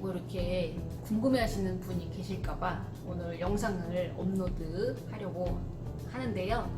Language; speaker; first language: Korean; native; Korean